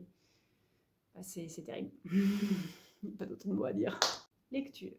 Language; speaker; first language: French; native; French